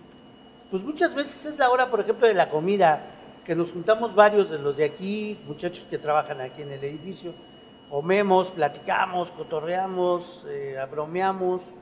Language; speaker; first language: Spanish; native; Spanish